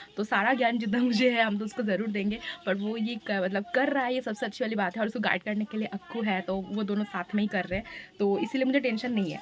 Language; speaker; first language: Hindi; non-native, local second language; Bangla